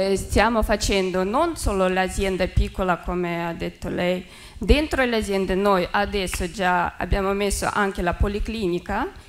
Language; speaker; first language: Italian; non-native, fluent; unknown